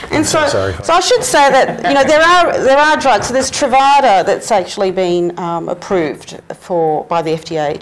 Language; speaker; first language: English; native; English